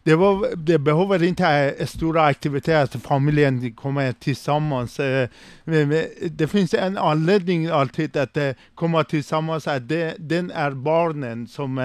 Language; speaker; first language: Swedish; non-native, learner; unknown